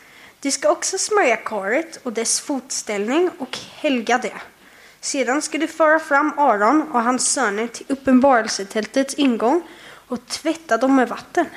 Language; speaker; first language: Swedish; native; Swedish